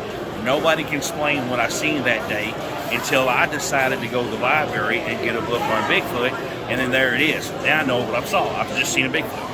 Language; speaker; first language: English; native; English